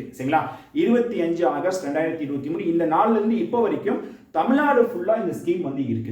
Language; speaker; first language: Tamil; native; Tamil